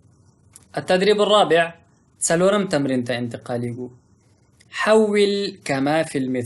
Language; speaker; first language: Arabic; non-native, fluent; Pashto